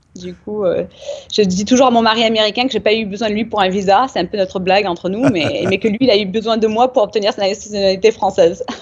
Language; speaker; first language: French; native; French